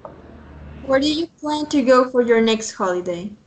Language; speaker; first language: English; non-native, fluent; Spanish